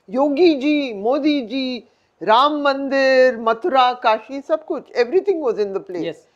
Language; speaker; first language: English; non-native, local second language; Hindi